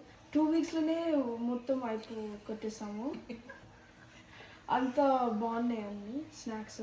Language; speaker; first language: Telugu; early bilingual, heritage; Telugu